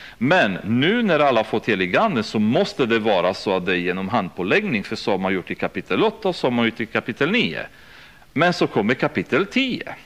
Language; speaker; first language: Swedish; native; Swedish